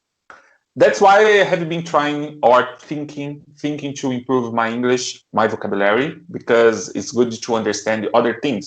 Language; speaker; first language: English; non-native, learner; Portuguese